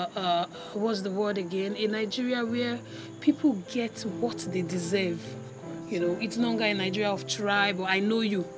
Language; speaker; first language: English; non-native, local second language; Igbo